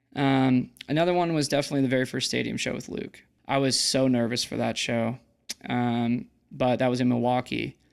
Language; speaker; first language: English; native; English